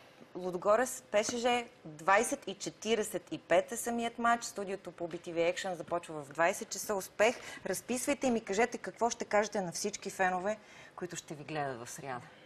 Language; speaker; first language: Bulgarian; native; Bulgarian